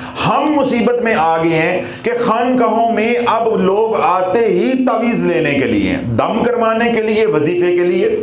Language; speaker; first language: Urdu; non-native, local second language; Punjabi